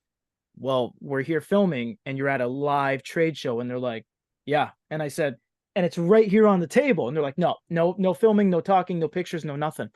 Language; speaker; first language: English; native; English